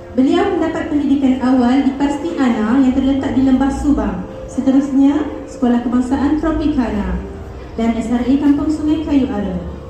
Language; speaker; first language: Malay; native; Malay